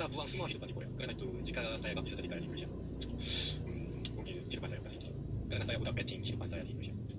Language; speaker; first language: Indonesian; non-native, learner; Korean